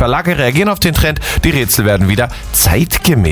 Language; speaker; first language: German; native; German